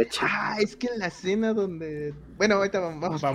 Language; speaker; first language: Spanish; native; Spanish